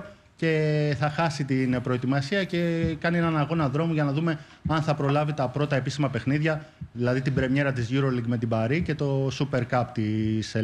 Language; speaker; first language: Greek; native; Greek